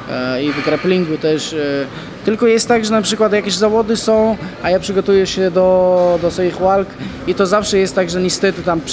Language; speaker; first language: Polish; non-native, fluent; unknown